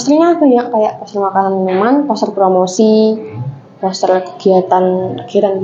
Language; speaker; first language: Indonesian; non-native, local second language; Javanese